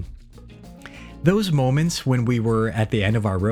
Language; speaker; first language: English; non-native, local second language; Filipino